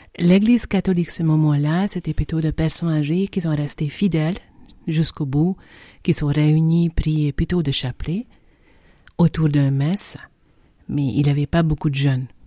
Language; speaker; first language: French; non-native, fluent; Hungarian